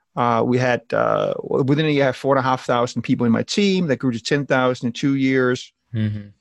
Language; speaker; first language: English; non-native, fluent; Danish